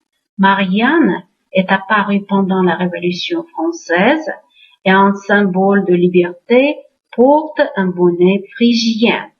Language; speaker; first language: French; non-native, fluent; Uzbek